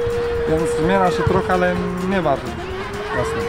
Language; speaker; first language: Polish; non-native, learner; Spanish